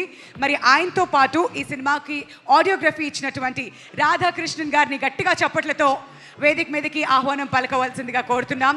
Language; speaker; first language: Telugu; native; Telugu